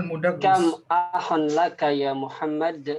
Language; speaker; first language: Arabic; non-native, fluent; Indonesian